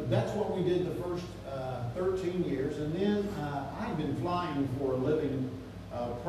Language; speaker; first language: English; native; English